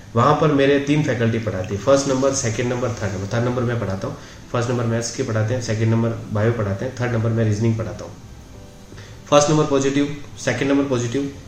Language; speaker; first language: Hindi; native; Hindi